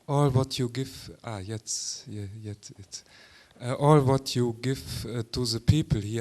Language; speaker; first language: English; non-native, learner; German